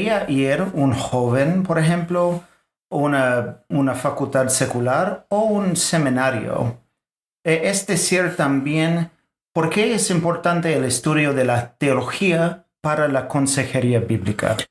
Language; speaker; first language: Spanish; non-native, fluent; English